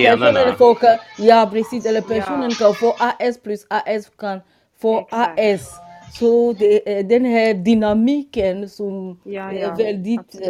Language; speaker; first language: Swedish; non-native, fluent; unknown